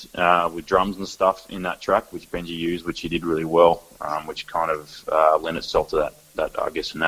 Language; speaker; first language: English; native; English